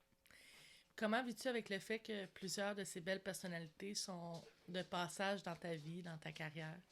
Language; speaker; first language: French; native; French